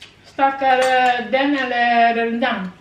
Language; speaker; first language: Swedish; non-native, fluent; Indonesian